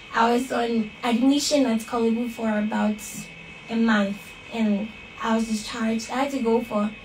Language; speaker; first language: English; non-native, local second language; Akan